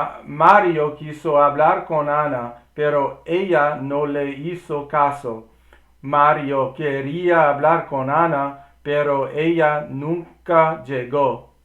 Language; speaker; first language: Spanish; non-native, learner; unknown